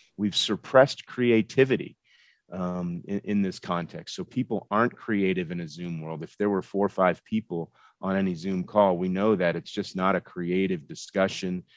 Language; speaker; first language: English; native; English